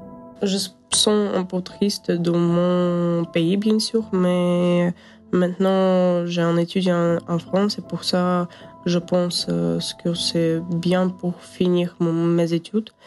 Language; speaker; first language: French; non-native, learner; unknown